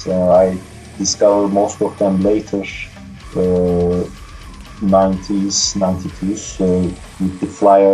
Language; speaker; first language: English; non-native, learner; Turkish